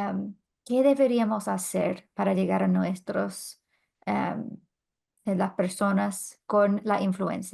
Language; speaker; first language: Spanish; non-native, fluent; English